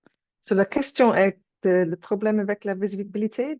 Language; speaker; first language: French; non-native, learner; English